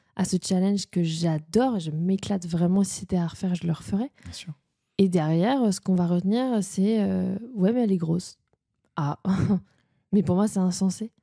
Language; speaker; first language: French; native; French